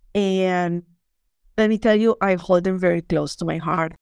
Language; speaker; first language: English; non-native, fluent; Spanish